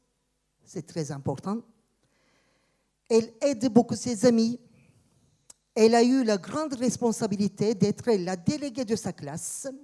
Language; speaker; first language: French; non-native, fluent; Turkish